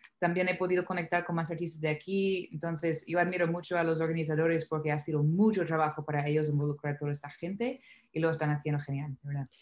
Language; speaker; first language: Spanish; non-native, fluent; English